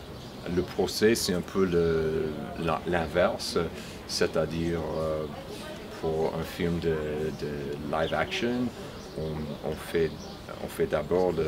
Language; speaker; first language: French; non-native, fluent; English